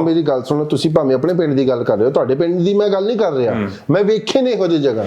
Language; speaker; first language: Punjabi; non-native, local second language; Urdu